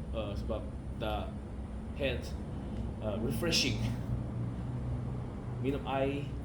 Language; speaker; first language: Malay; non-native, learner; Korean